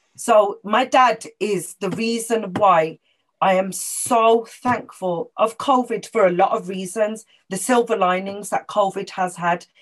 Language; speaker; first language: English; native; English